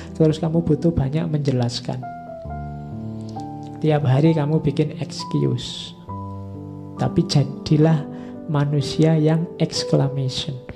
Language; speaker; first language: Indonesian; non-native, local second language; Javanese